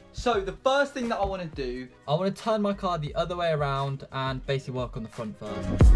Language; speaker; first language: English; native; English